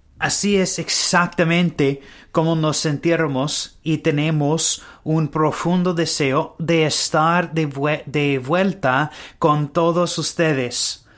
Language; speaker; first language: Spanish; non-native, learner; English